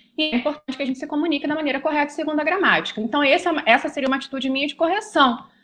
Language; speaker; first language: Portuguese; native; Portuguese